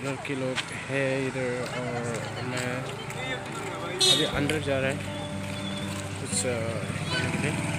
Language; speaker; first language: Hindi; non-native, local second language; Bodo